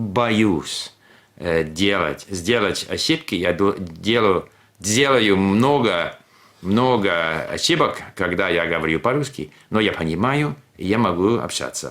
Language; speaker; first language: Russian; non-native, fluent; English